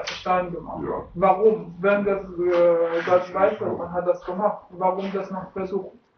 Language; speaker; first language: German; non-native, learner; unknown